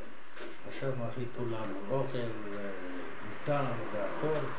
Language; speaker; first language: Hebrew; non-native, fluent; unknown